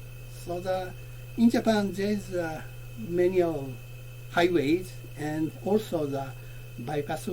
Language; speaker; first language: English; non-native, learner; Japanese